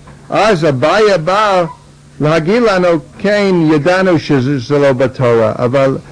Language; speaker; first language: Hebrew; non-native, fluent; English